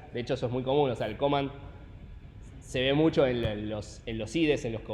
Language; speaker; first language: Spanish; native; Spanish